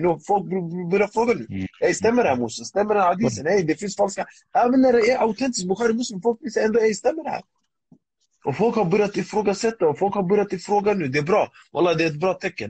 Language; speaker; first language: Swedish; early bilingual, other home language; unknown